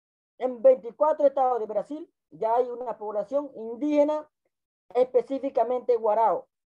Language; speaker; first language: Spanish; non-native, local second language; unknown